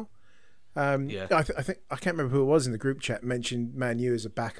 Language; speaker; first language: English; native; English